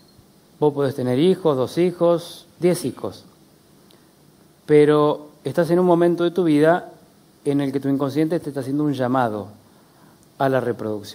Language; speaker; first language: Spanish; native; Spanish